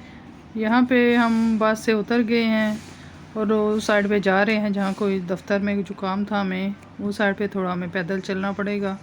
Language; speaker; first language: Hindi; native; Hindi